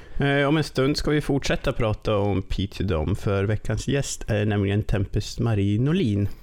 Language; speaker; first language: Swedish; native; Swedish